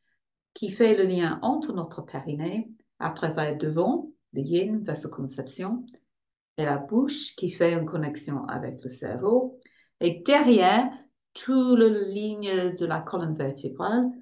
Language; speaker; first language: French; non-native, fluent; English